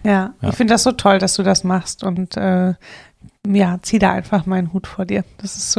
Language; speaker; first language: German; native; German